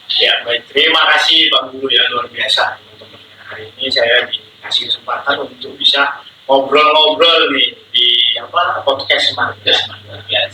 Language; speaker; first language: Indonesian; native; Indonesian